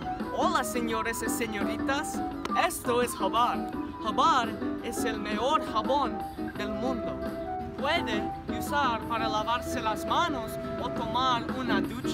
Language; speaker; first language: Spanish; non-native, learner; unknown